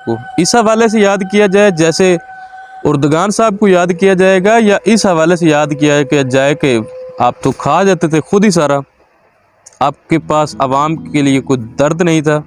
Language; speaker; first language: Urdu; non-native, local second language; Punjabi